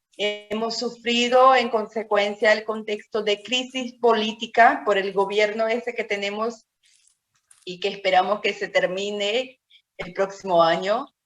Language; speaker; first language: Spanish; non-native, fluent; Portuguese